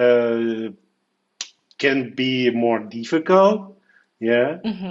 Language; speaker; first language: English; non-native, fluent; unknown